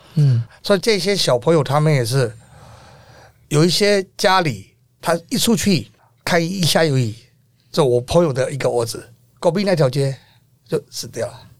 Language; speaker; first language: Chinese; non-native, fluent; Burmese